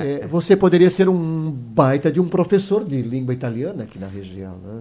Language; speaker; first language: Portuguese; native; Portuguese